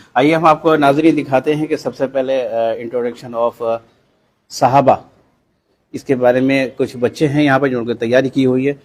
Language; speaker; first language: Hindi; native; Hindi